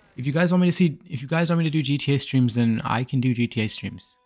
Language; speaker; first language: English; native; English